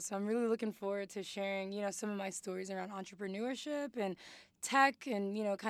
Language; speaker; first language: English; native; English